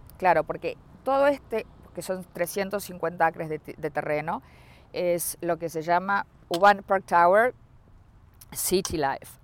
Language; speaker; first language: Spanish; native; Spanish